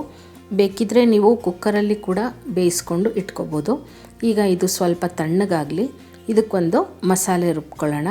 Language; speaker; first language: Kannada; native; Kannada